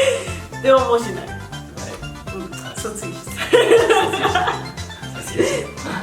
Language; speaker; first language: Japanese; non-native, learner; Spanish